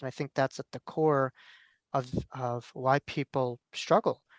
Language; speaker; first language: English; native; English